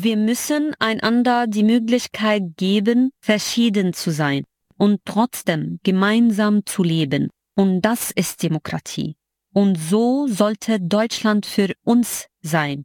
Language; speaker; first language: German; non-native, fluent; Arabic